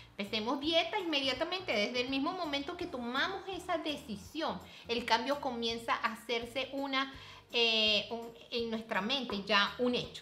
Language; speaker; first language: Spanish; native; Spanish